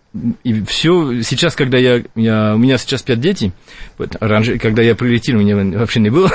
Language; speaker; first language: Russian; non-native, fluent; French